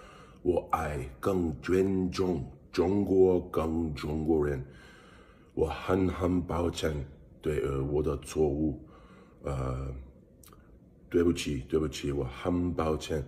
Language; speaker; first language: Chinese; non-native, learner; English